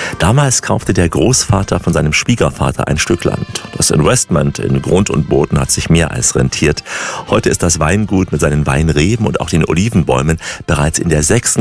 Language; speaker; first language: German; native; German